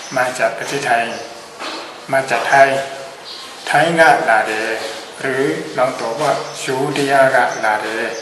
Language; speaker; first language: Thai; non-native, fluent; Burmese